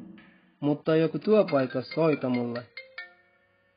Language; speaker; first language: Finnish; non-native, learner; Arabic